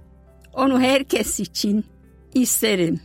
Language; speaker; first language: Turkish; non-native, fluent; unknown